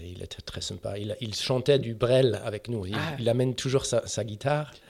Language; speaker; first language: French; non-native, fluent; German